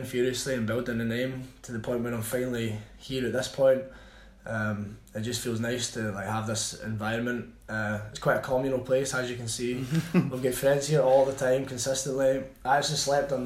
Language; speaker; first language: English; native; English